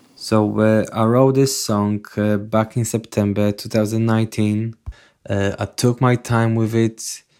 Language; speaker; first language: English; non-native, fluent; Polish